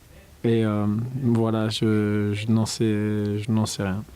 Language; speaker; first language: French; native; French